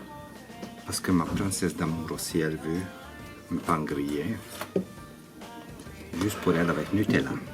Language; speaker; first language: French; non-native, learner; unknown